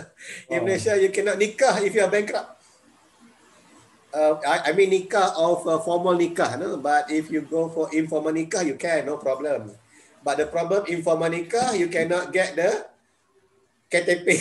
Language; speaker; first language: English; non-native, local second language; Malay